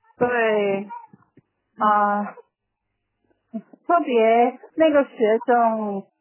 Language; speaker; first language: Chinese; non-native, learner; Korean